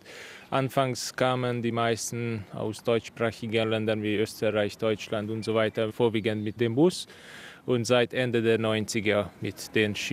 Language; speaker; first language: German; non-native, fluent; Hungarian